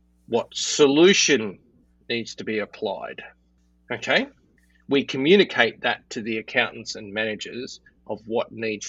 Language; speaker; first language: English; native; English